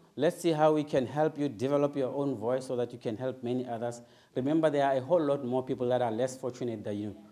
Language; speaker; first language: English; non-native, local second language; Northern Sotho